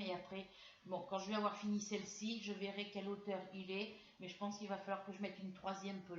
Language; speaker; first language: French; native; French